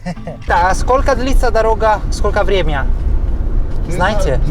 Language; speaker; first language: Russian; non-native, learner; Italian